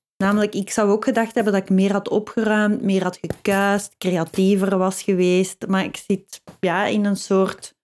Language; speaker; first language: Dutch; native; Dutch